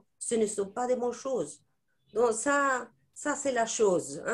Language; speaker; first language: French; non-native, fluent; Spanish